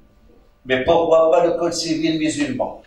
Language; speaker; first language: French; non-native, local second language; Arabic